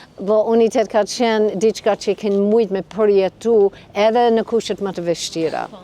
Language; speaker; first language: Albanian; non-native, fluent; English